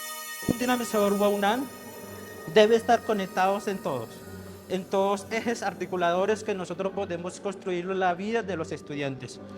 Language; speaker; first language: Spanish; non-native, local second language; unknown